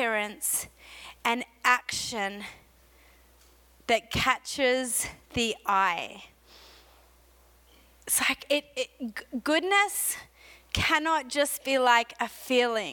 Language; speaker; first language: English; native; English